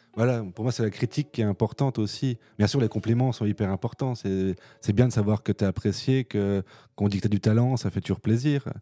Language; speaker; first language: French; native; French